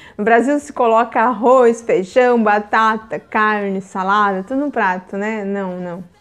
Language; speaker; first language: Portuguese; native; Portuguese